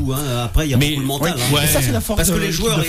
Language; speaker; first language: French; native; French